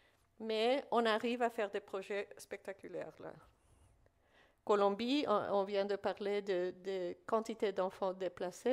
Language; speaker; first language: French; non-native, fluent; Spanish